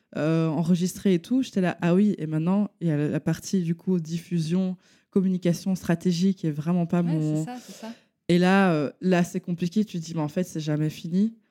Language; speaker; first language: French; native; French